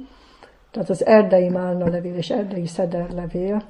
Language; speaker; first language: Hungarian; native; Hungarian